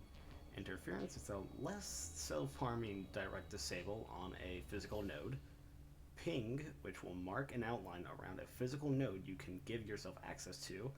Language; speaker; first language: English; native; English